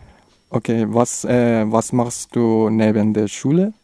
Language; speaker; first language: German; non-native, learner; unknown